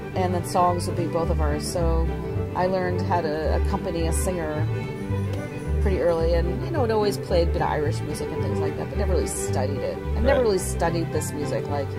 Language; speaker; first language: English; native; English